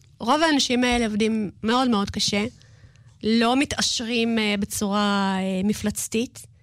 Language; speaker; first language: Hebrew; non-native, fluent; Russian